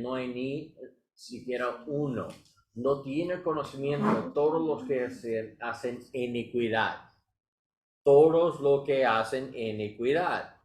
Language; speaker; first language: Spanish; non-native, learner; English